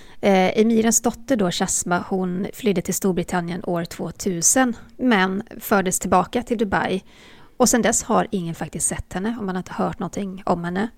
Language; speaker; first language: Swedish; native; Swedish